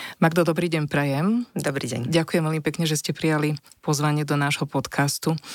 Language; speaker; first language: Slovak; native; Slovak